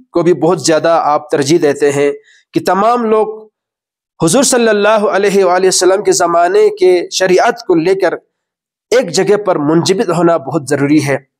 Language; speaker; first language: Urdu; non-native, local second language; Balti